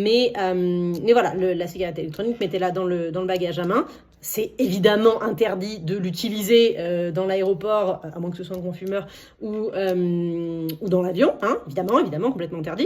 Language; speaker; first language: French; native; French